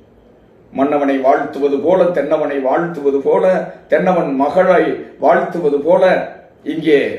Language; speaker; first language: Tamil; native; Tamil